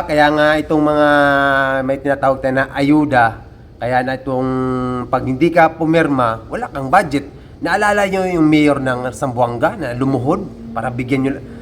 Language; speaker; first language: Filipino; native; Filipino